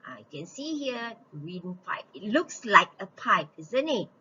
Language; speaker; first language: English; non-native, local second language; Malay